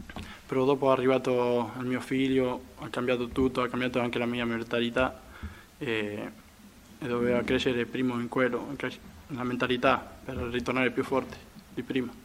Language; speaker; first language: Italian; non-native, fluent; Spanish